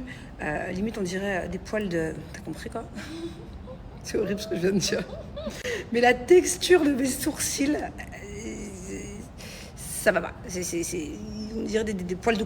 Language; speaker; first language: French; native; French